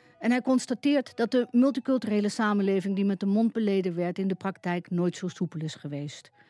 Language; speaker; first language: Dutch; native; Dutch